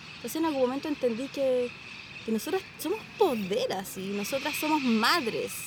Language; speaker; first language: Spanish; native; Spanish